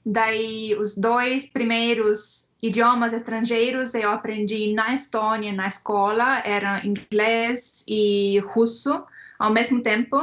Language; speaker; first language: Portuguese; non-native, fluent; Estonian